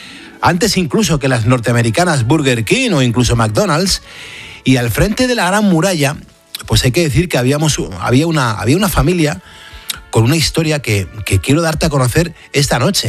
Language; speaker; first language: Spanish; native; Spanish